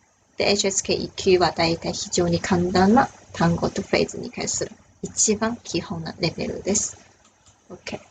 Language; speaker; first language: Japanese; non-native, fluent; Chinese